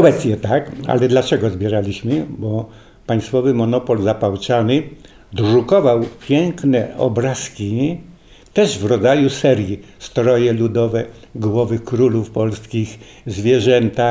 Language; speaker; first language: Polish; native; Polish